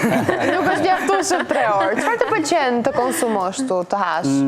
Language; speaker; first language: Albanian; native; Albanian